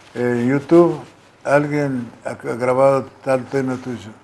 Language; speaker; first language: Spanish; native; Spanish